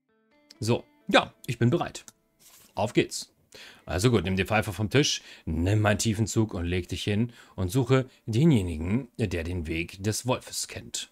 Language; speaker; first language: German; native; German